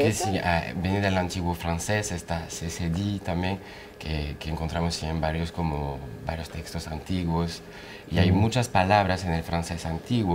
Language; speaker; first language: Spanish; non-native, fluent; French